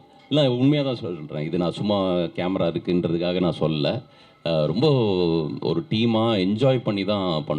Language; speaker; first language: Tamil; native; Tamil